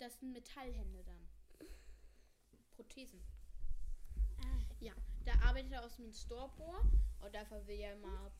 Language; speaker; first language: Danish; non-native, local second language; German